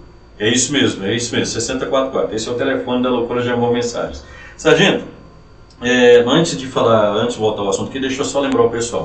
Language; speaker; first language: Portuguese; native; Portuguese